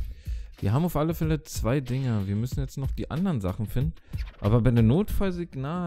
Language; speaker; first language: German; native; German